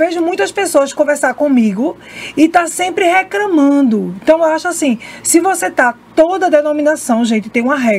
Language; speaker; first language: Portuguese; native; Portuguese